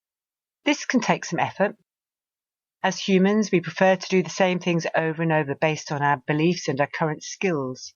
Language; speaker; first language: English; native; English